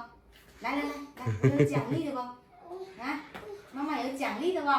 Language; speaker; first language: Chinese; native; Chinese